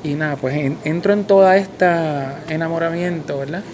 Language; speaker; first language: Spanish; native; Spanish